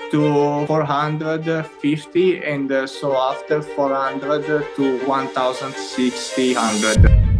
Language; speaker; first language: English; non-native, learner; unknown